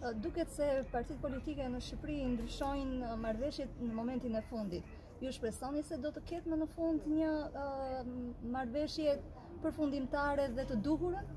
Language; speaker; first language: Albanian; native; Albanian